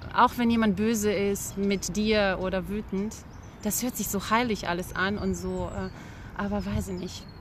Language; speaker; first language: German; early bilingual, other home language; Bosnian